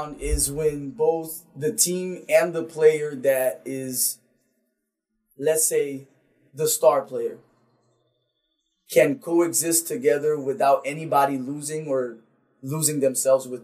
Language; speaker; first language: English; non-native, fluent; Papiamento